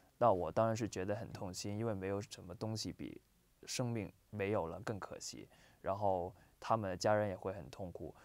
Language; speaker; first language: Chinese; non-native, local second language; Cantonese